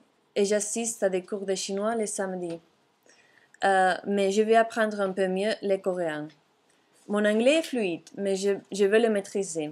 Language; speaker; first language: French; non-native, fluent; Catalan